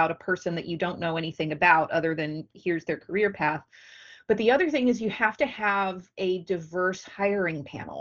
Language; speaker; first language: English; native; English